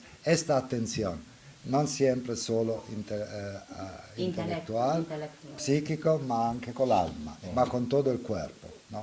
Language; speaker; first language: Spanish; non-native, learner; Italian